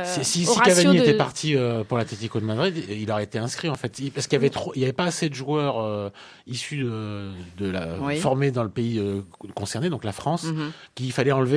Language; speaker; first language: French; native; French